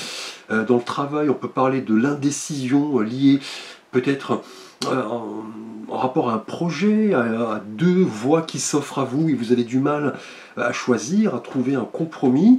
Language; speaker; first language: French; native; French